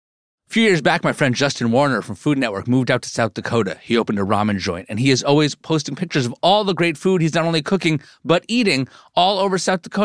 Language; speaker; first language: English; native; English